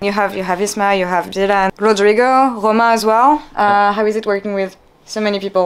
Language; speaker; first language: English; non-native, fluent; French